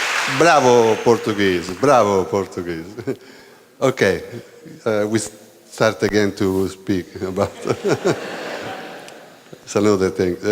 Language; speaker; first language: English; non-native, learner; Italian